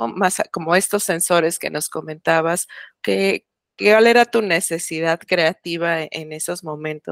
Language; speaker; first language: Spanish; native; Spanish